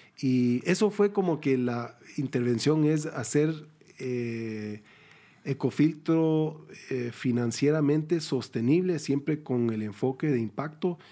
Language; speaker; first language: Spanish; early bilingual, heritage; Spanish